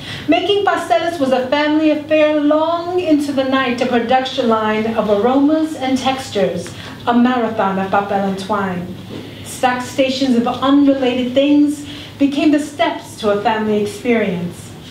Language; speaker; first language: English; early bilingual, other home language; Spanish